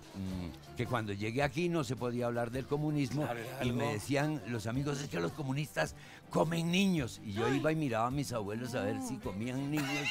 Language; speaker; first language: Spanish; early bilingual, other home language; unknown